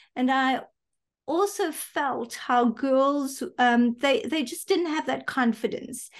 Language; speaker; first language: English; native; English